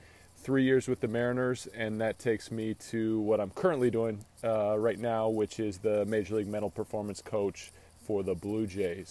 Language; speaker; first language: English; native; English